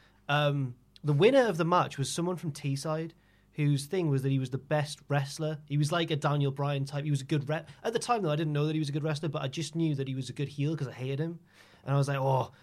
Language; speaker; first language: English; native; English